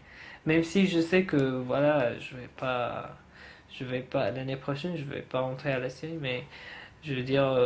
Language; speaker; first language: French; non-native, fluent; Arabic